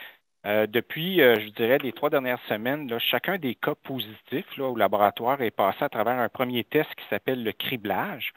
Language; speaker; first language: French; native; French